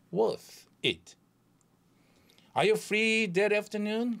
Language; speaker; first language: English; non-native, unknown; Korean